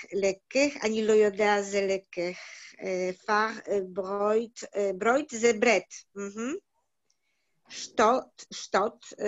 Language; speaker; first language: Hebrew; non-native, learner; Yiddish